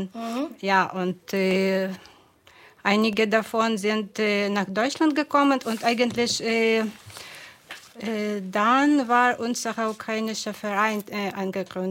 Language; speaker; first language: German; non-native, fluent; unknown